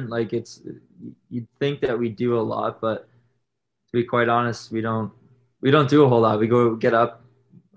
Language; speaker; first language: English; native; English